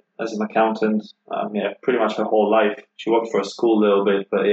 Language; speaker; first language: English; non-native, fluent; Polish